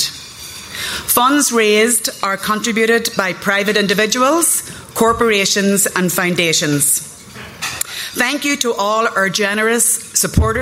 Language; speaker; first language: English; native; English